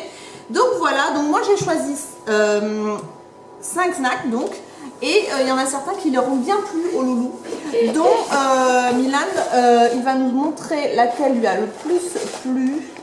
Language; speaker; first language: French; native; French